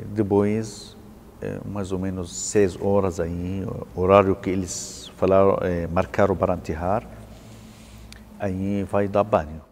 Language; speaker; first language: Portuguese; non-native, learner; Arabic